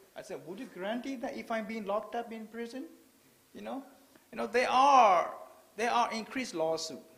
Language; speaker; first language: English; non-native, fluent; Burmese